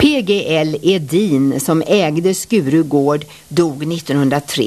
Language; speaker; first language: Swedish; native; Swedish